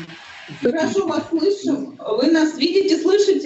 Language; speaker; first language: Russian; native; Russian